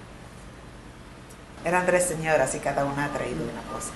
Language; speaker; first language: Spanish; non-native, fluent; Arabic